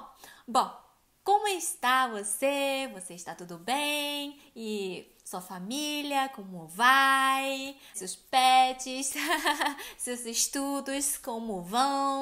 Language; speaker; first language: Portuguese; non-native, fluent; Chinese